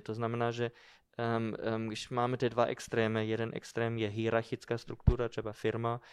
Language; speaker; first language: Czech; non-native, fluent; German